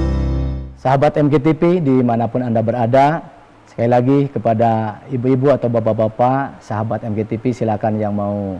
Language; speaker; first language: Indonesian; native; Indonesian